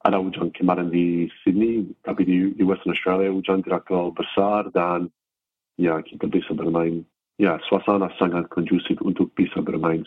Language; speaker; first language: Indonesian; non-native, fluent; English